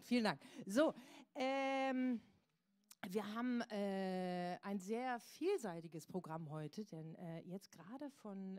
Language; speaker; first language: German; native; German